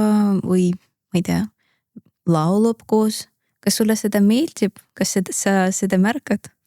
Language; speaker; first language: Estonian; non-native, local second language; Russian